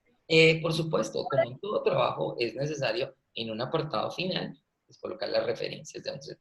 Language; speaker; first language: Spanish; native; Spanish